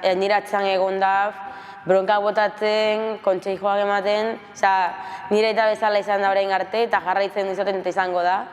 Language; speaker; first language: Basque; early bilingual, other home language; Spanish